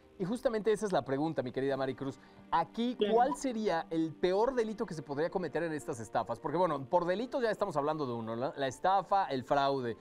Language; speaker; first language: Spanish; native; Spanish